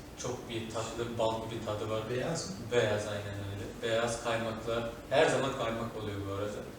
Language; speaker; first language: Turkish; non-native, fluent; Uzbek